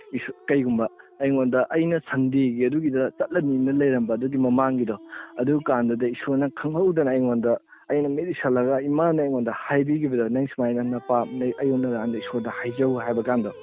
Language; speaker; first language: Manipuri; native; Manipuri